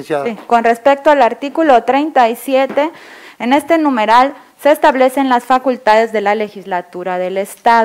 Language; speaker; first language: Spanish; native; Spanish